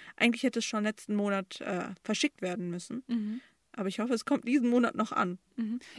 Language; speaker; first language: German; early bilingual, other home language; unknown